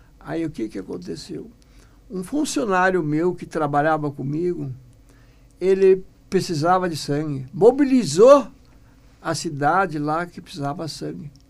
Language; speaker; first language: Portuguese; non-native, local second language; German